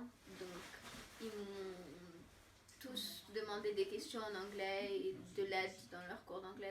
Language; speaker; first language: French; non-native, fluent; English